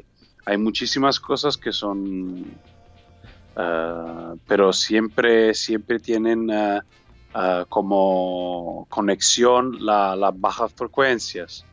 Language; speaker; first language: Spanish; non-native, learner; Italian